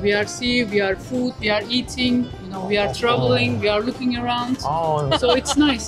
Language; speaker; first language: English; non-native, learner; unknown